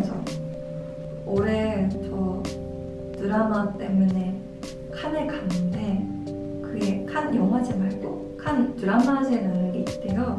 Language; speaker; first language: Korean; non-native, fluent; Japanese